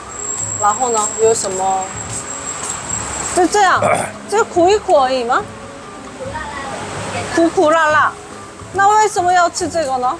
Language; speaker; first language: Chinese; non-native, fluent; Korean